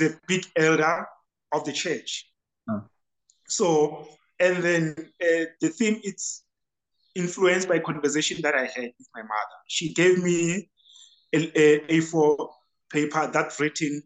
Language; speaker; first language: English; non-native, local second language; Southern Sotho